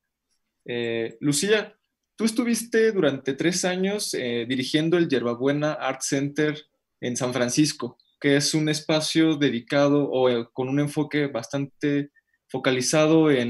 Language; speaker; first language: Spanish; native; Spanish